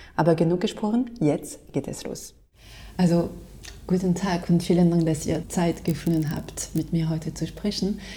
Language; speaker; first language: German; non-native, fluent; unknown